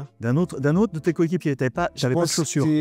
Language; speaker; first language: French; native; French